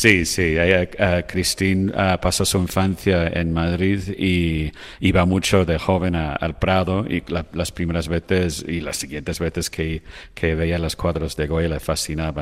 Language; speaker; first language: Spanish; non-native, fluent; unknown